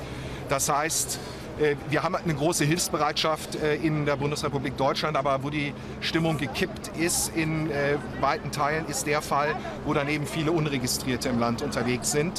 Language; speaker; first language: German; native; German